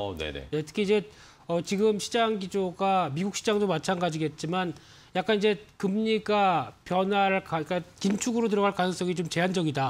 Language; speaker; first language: Korean; native; Korean